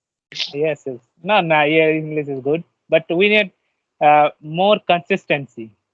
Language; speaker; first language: English; non-native, learner; Bangla